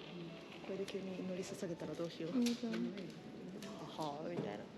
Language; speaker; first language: Japanese; native; Japanese